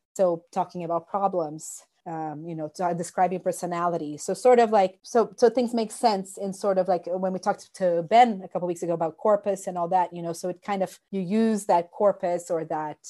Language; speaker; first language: English; non-native, fluent; Portuguese